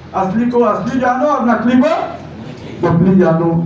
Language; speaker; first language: Hindi; non-native, local second language; Marathi